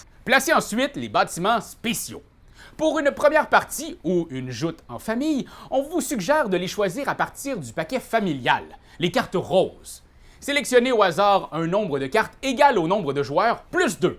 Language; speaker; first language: French; native; French